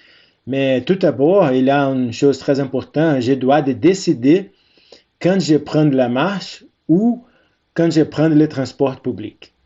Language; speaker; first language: French; non-native, fluent; Portuguese